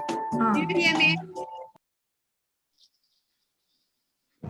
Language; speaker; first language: English; non-native, fluent; Azerbaijani